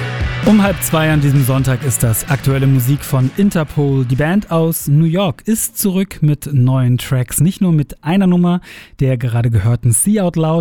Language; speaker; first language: German; native; German